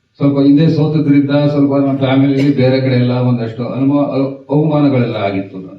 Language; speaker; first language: Kannada; native; Kannada